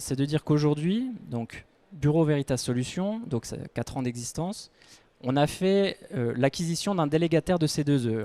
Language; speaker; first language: French; native; French